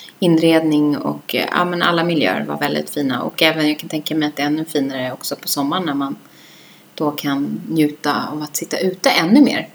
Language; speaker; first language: Swedish; native; Swedish